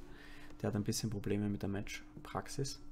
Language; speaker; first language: German; native; German